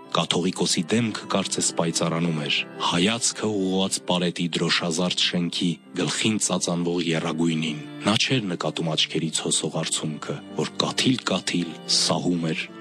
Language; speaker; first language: Armenian; native; Armenian